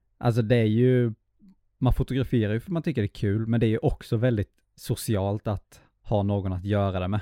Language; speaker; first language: Swedish; native; Swedish